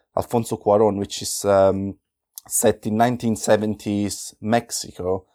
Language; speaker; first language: English; non-native, fluent; Italian